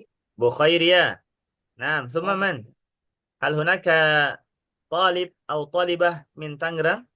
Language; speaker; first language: Arabic; non-native, fluent; Indonesian